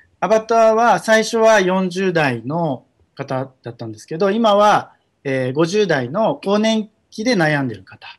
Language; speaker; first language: Japanese; native; Japanese